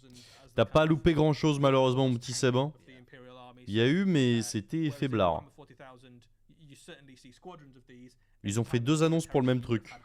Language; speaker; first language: French; native; French